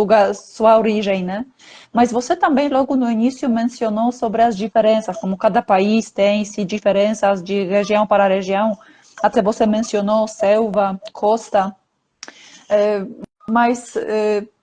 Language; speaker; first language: Portuguese; non-native, fluent; Polish